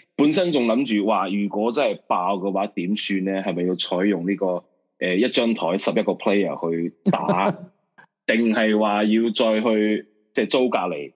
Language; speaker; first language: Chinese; non-native, local second language; Cantonese